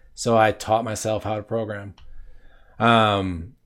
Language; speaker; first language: English; native; English